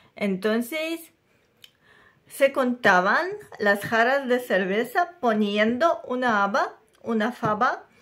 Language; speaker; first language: Spanish; non-native, fluent; Russian